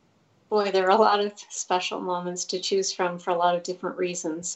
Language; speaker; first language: English; native; English